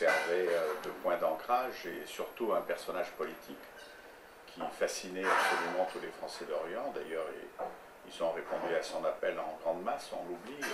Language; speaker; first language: French; native; French